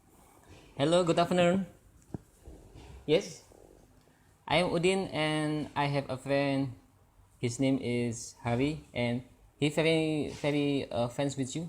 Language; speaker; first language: English; non-native, learner; Indonesian